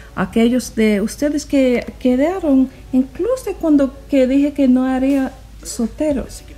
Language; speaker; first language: Spanish; non-native, learner; English